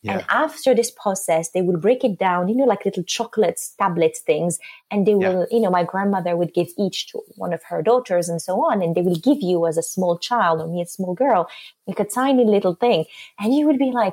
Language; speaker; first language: English; non-native, fluent; Arabic